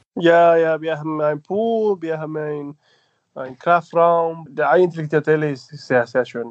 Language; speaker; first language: German; non-native, fluent; Spanish